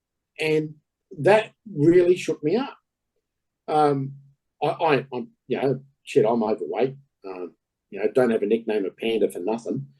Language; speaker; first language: English; native; English